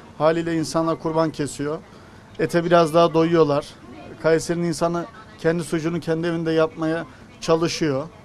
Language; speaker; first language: Turkish; native; Turkish